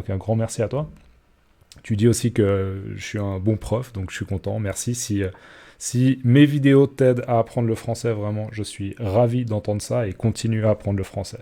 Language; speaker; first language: French; native; French